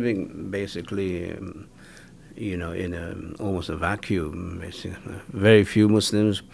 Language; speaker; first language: English; native; English